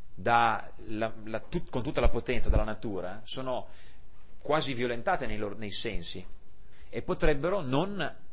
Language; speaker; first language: Italian; native; Italian